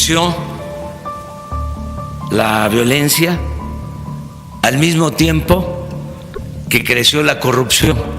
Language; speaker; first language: Spanish; native; Spanish